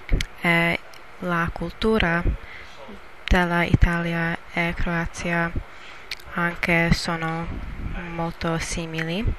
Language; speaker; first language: Italian; non-native, learner; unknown